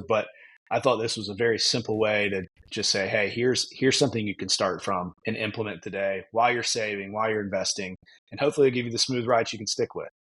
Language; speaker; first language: English; native; English